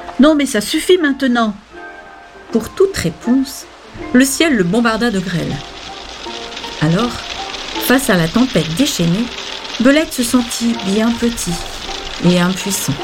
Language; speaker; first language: French; native; French